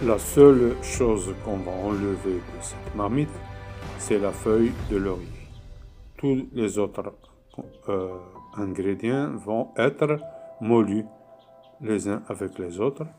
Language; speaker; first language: French; non-native, local second language; Arabic